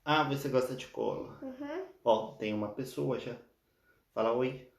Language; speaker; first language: Portuguese; non-native, fluent; Spanish